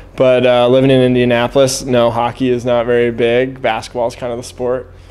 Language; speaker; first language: English; native; English